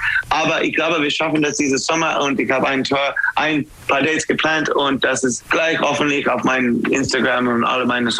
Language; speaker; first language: German; non-native, fluent; English